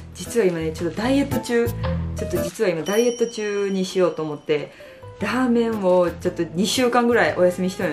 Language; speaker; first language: Japanese; native; Japanese